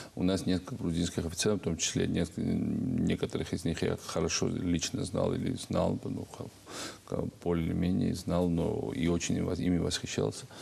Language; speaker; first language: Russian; non-native, local second language; Georgian